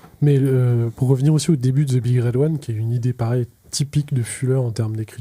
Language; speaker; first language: French; native; French